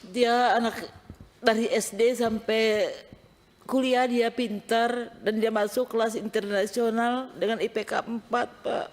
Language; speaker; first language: Indonesian; non-native, local second language; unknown